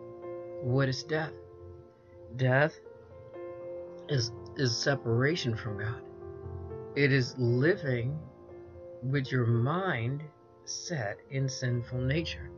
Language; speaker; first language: English; native; English